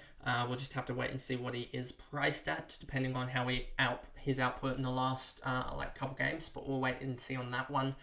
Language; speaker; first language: English; native; English